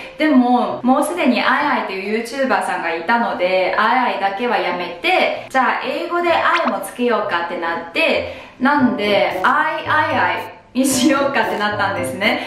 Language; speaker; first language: Japanese; non-native, fluent; Chinese